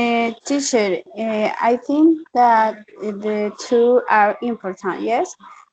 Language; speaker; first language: English; non-native, learner; Spanish